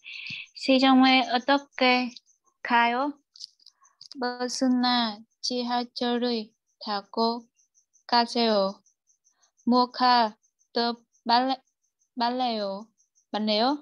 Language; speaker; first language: Korean; non-native, learner; Vietnamese